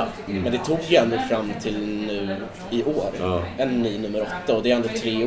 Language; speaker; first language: Swedish; native; Swedish